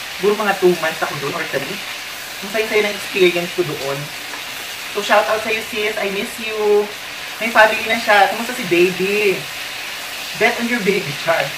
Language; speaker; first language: Filipino; non-native, local second language; Waray